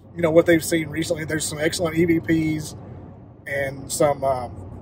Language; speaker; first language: English; native; English